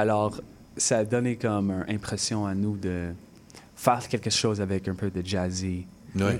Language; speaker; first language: French; non-native, local second language; English